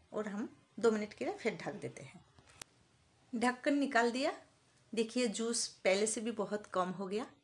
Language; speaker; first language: Hindi; native; Hindi